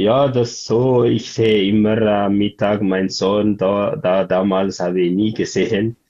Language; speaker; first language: German; non-native, learner; Tigrinya